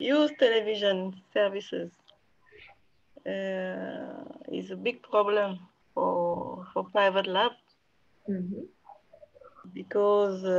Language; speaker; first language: English; non-native, learner; French